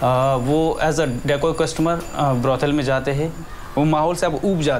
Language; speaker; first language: Hindi; native; Hindi